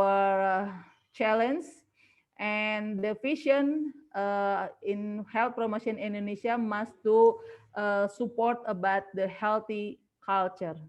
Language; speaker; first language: English; non-native, learner; Indonesian